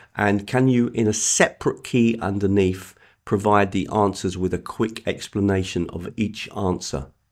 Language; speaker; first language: English; native; English